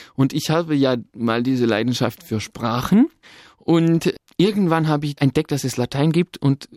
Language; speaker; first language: German; non-native, fluent; French